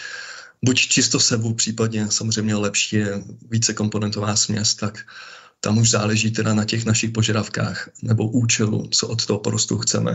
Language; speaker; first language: Czech; native; Czech